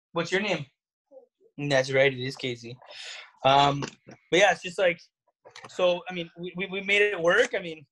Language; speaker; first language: English; native; English